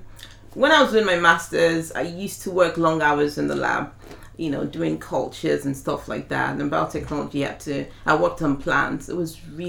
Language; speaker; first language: English; non-native, local second language; Yoruba